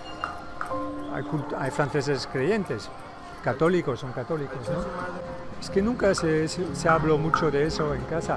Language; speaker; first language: Spanish; non-native, fluent; French